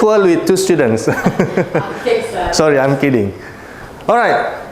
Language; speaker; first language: English; non-native, fluent; Indonesian